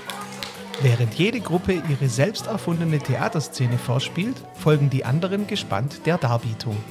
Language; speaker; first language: German; native; German